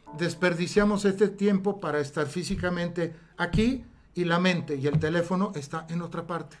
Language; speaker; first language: Spanish; non-native, fluent; Italian